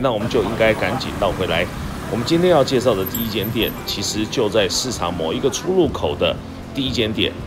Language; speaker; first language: Chinese; native; Chinese